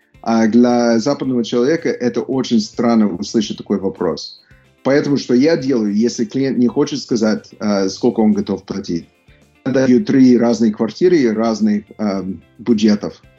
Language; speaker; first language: Russian; non-native, fluent; English